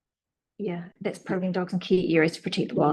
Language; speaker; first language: English; native; English